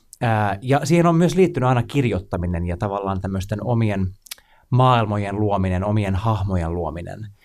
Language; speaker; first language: Finnish; non-native, local second language; Swedish